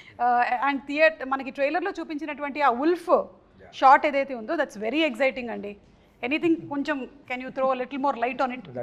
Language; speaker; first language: Telugu; native; Telugu